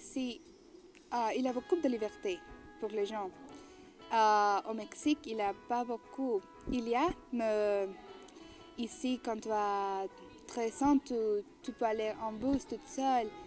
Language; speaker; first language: French; non-native, learner; Spanish